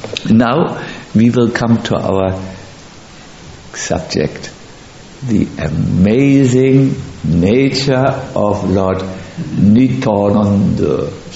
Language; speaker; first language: English; non-native, fluent; German